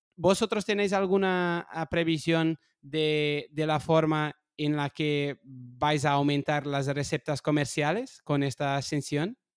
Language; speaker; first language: Spanish; non-native, fluent; Portuguese